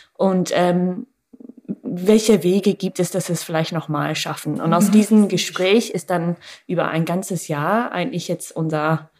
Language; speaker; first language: German; non-native, fluent; English